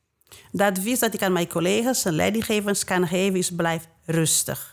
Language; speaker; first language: Dutch; non-native, fluent; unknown